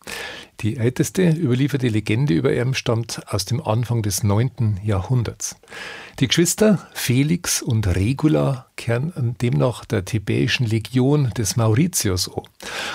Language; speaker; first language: German; native; German